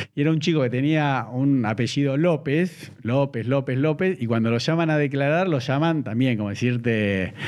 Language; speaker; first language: Spanish; native; Spanish